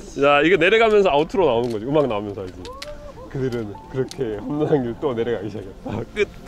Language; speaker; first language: Korean; native; Korean